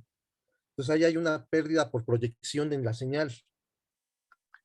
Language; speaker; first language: Spanish; native; Spanish